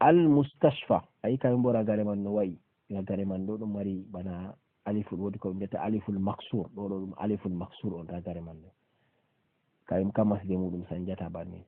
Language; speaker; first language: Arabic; non-native, fluent; Fula